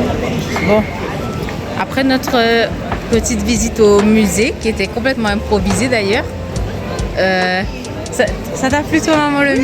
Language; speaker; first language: French; native; French